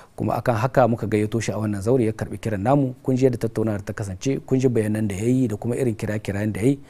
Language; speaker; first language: Hausa; native; Hausa